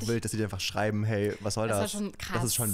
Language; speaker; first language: German; native; German